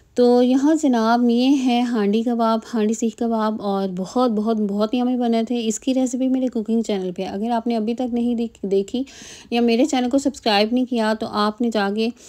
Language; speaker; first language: Urdu; native; Urdu